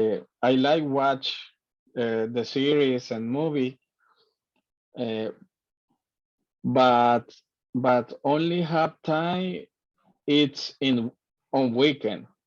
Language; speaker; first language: English; non-native, learner; Spanish